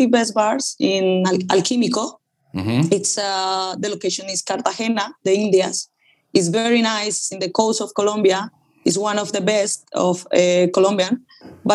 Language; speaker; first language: English; non-native, learner; Spanish